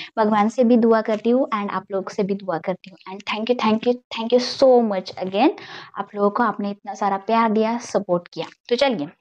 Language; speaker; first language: Hindi; non-native, local second language; Marathi